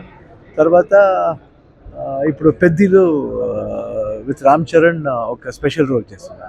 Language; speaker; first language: Telugu; non-native, learner; Kannada